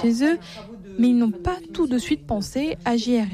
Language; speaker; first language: French; native; French